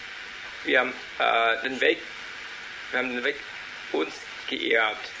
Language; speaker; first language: German; non-native, learner; Vietnamese